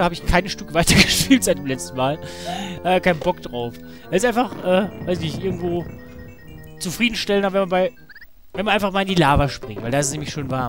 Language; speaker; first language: German; native; German